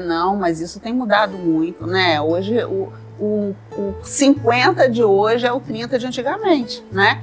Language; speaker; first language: Portuguese; native; Portuguese